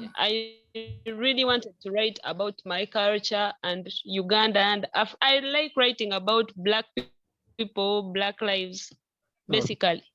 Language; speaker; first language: English; non-native, local second language; Nyankole